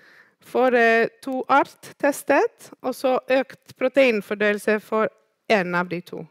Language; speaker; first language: Norwegian; non-native, fluent; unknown